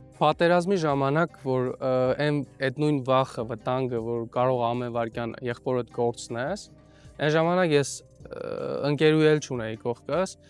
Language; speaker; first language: Armenian; native; Armenian